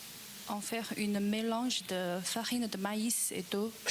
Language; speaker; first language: French; non-native, learner; Chinese